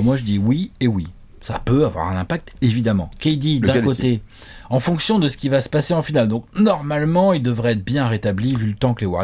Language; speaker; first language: French; native; French